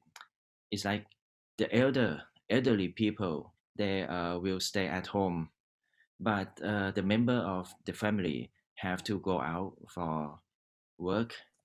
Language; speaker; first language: English; non-native, learner; Thai